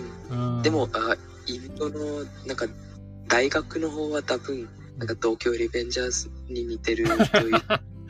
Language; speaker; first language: Japanese; non-native, fluent; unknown